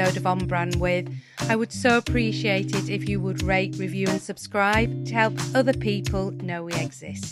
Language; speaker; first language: English; native; English